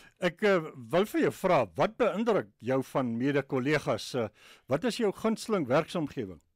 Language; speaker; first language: Afrikaans; native; Afrikaans